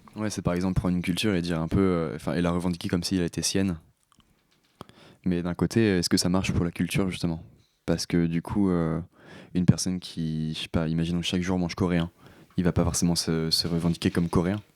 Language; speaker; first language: French; native; French